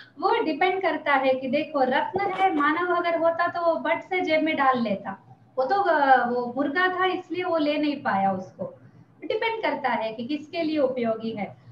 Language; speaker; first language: Hindi; native; Hindi